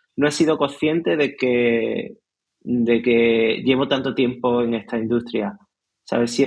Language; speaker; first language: Spanish; native; Spanish